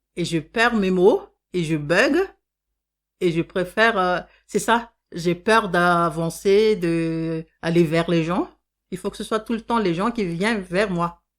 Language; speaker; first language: French; non-native, local second language; Malagasy